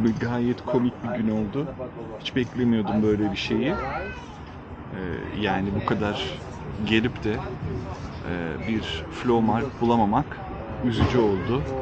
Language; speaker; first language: Turkish; early bilingual, heritage; Turkish